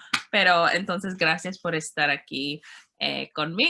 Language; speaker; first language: Spanish; non-native, learner; English